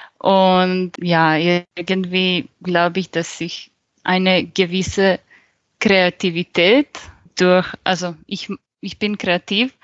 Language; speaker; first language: German; non-native, fluent; Serbian